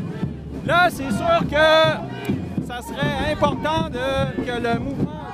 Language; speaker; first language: French; native; French